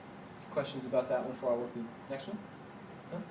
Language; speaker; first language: English; native; English